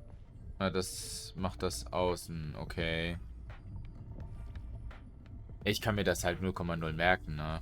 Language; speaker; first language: German; native; German